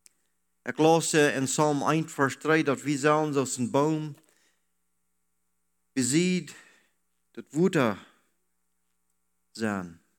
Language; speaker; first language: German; non-native, learner; Low German